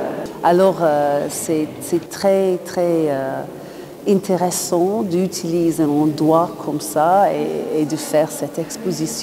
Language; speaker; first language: French; non-native, fluent; English